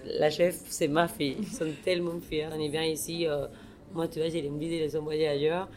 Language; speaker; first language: French; non-native, fluent; Spanish